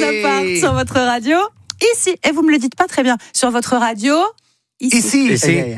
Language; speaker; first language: French; native; French